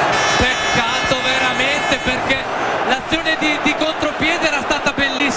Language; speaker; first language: Italian; native; Italian